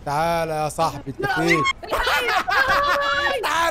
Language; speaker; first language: Arabic; native; Arabic